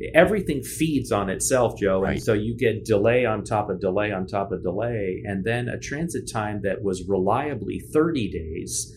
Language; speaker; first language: English; native; English